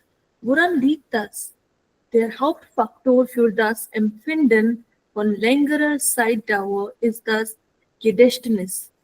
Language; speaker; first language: German; non-native, learner; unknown